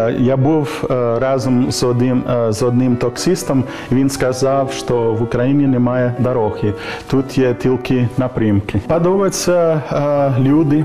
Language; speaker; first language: Ukrainian; non-native, learner; English